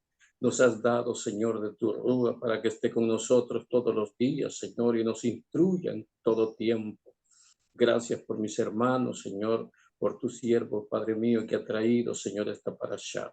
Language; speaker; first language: Spanish; native; Spanish